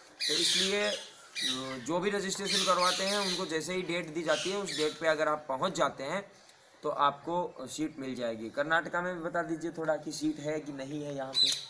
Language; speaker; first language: Hindi; native; Hindi